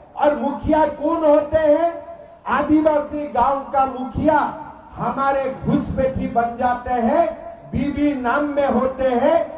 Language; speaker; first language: Hindi; non-native, local second language; Assamese